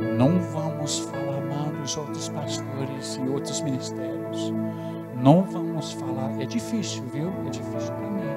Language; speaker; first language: Portuguese; non-native, fluent; English